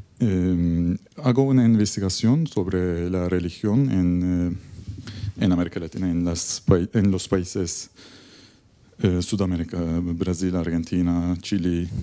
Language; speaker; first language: Spanish; non-native, learner; Turkish